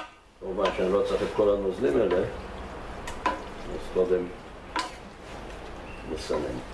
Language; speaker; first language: Hebrew; native; Hebrew